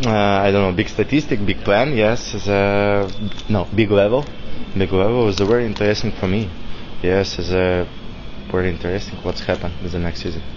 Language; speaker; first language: English; non-native, learner; Russian